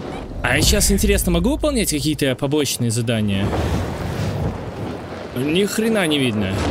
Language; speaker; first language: Russian; native; Russian